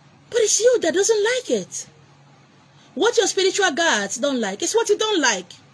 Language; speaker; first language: English; non-native, local second language; Igbo